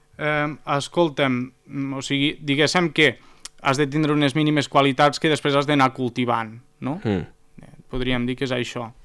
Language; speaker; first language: Catalan; native; Catalan